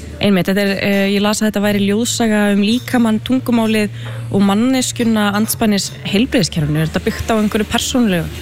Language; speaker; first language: Icelandic; native; Icelandic